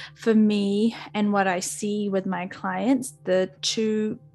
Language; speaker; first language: English; native; English